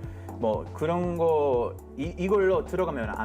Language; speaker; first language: Korean; non-native, fluent; Hebrew